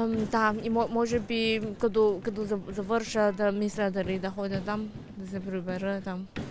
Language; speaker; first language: Bulgarian; non-native, fluent; Chinese